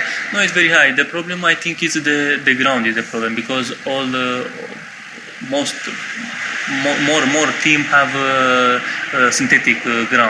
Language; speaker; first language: English; non-native, learner; Romanian